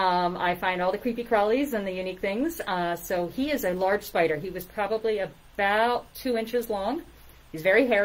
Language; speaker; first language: English; native; English